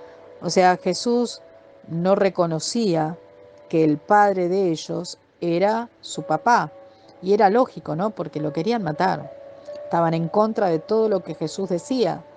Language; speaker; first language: Spanish; native; Spanish